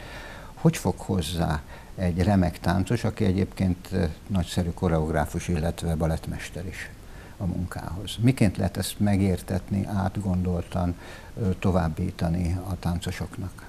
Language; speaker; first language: Hungarian; native; Hungarian